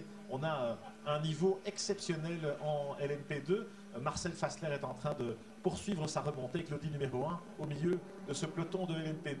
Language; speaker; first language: French; native; French